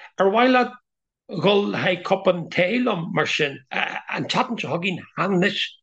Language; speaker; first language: Irish; non-native, local second language; English